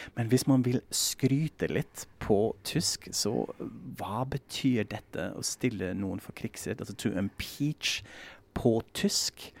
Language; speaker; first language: Norwegian; non-native, fluent; German